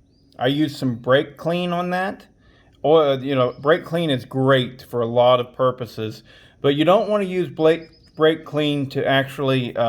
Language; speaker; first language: English; native; English